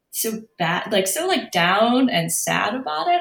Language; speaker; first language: English; non-native, fluent; Korean